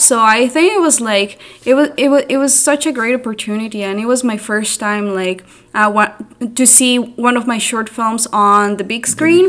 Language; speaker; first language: English; non-native, fluent; Spanish